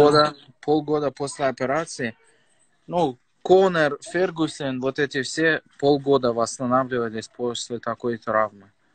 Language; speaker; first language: Russian; non-native, fluent; Persian